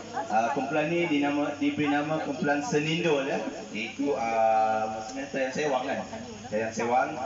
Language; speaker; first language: Malay; non-native, local second language; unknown